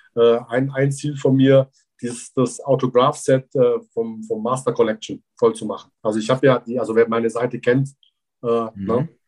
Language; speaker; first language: German; native; German